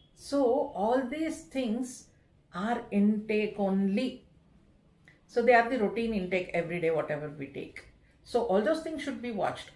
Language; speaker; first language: English; non-native, local second language; Kannada